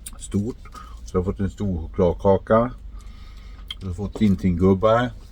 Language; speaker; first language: Swedish; native; Swedish